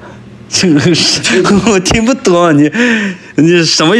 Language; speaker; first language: Chinese; native; Chinese